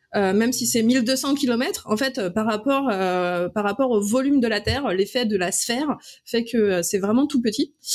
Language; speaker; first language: French; native; French